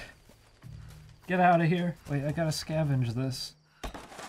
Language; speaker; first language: English; native; English